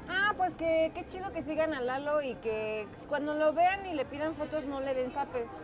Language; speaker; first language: Spanish; native; Spanish